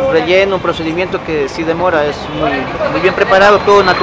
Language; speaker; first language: Spanish; native; Spanish